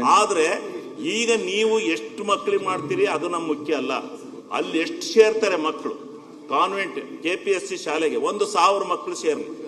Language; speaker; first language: Kannada; native; Kannada